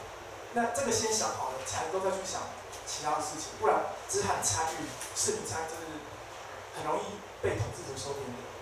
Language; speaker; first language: Chinese; native; Chinese